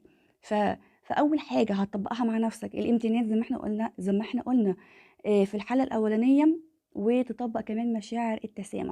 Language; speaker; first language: Arabic; native; Arabic